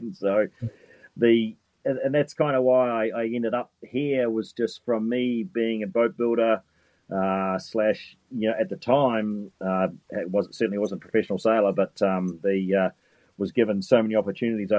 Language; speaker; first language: English; native; English